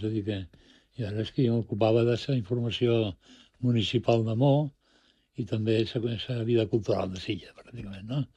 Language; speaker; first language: Catalan; non-native, local second language; Spanish